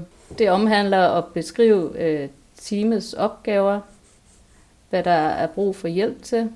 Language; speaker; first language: Danish; native; Danish